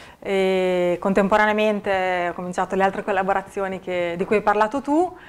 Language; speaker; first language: Italian; native; Italian